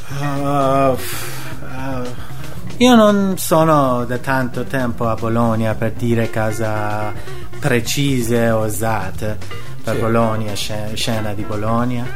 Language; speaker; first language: Italian; non-native, learner; Persian